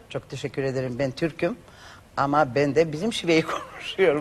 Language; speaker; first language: Turkish; non-native, learner; Macedonian